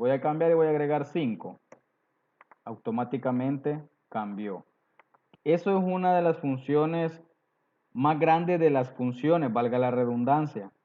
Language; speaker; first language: Spanish; native; Spanish